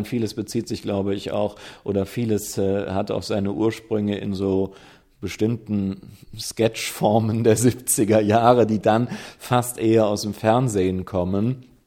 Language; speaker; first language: German; native; German